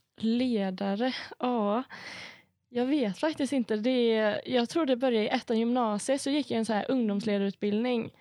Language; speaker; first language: Swedish; native; Swedish